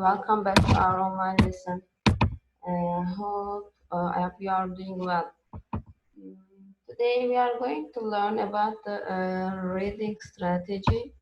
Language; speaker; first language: English; non-native, fluent; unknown